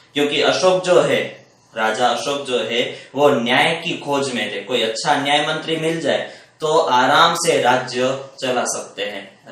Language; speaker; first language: Hindi; non-native, local second language; Gujarati